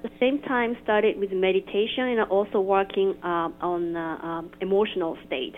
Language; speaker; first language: English; non-native, fluent; Japanese